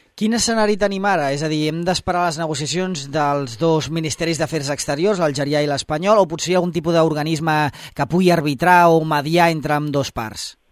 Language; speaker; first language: Catalan; native; Catalan